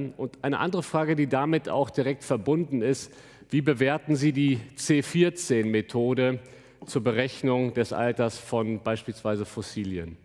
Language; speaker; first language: German; native; German